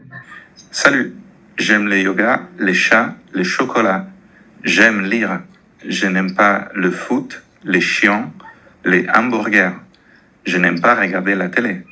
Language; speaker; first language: French; non-native, fluent; Vietnamese